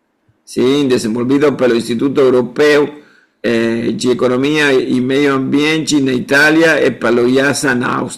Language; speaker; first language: Portuguese; non-native, fluent; Spanish